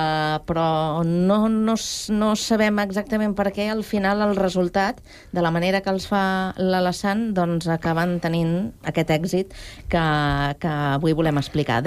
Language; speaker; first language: Catalan; native; Catalan